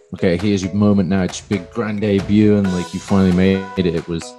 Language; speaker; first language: English; native; English